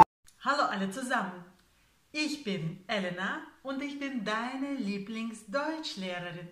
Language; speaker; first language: German; non-native, fluent; Russian